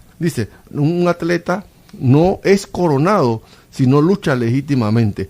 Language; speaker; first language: Spanish; native; Spanish